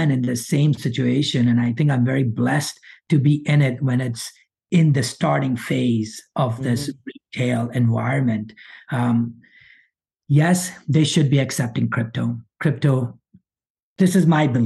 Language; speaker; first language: English; early bilingual, other home language; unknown